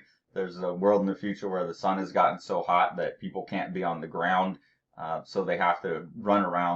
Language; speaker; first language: English; native; English